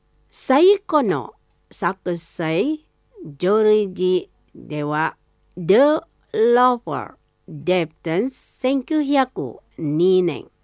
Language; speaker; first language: Japanese; non-native, fluent; Indonesian